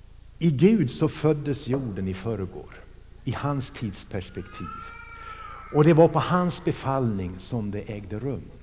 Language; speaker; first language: Swedish; native; Swedish